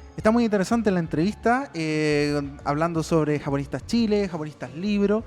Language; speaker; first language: Spanish; native; Spanish